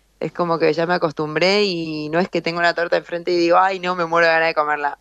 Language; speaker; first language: Spanish; native; Spanish